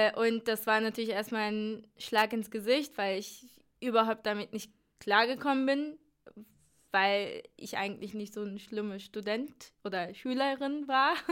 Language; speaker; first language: German; non-native, fluent; Turkish